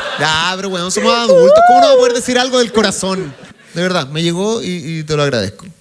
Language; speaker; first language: Spanish; native; Spanish